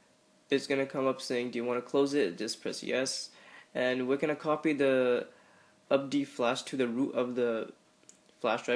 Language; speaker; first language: English; native; English